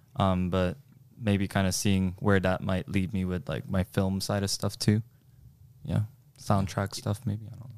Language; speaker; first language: English; early bilingual, other home language; Korean